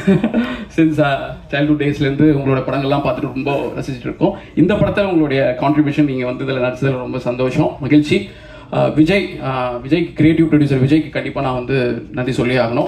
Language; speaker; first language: Tamil; native; Tamil